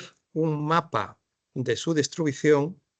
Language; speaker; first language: Spanish; native; Spanish